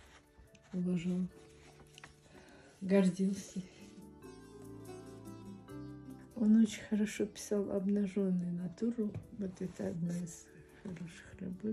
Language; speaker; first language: Russian; non-native, local second language; Tajik